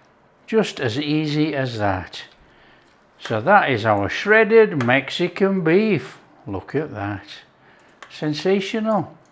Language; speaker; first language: English; native; English